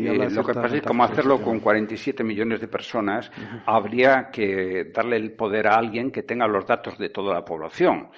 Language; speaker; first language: Spanish; native; Spanish